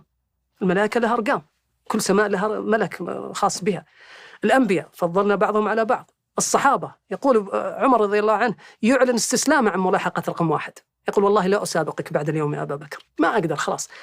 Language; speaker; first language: Arabic; native; Arabic